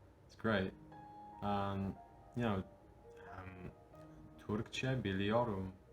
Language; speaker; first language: Turkish; non-native, learner; English